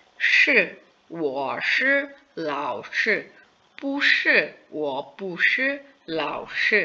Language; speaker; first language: Chinese; non-native, fluent; Bangla